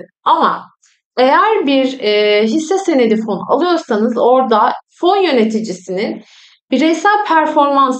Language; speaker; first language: Turkish; native; Turkish